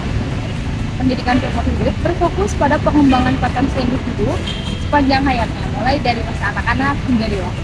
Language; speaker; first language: Indonesian; native; Indonesian